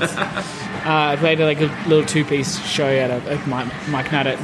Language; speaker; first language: English; native; English